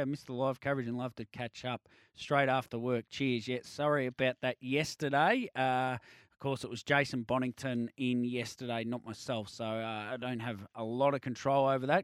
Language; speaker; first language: English; native; English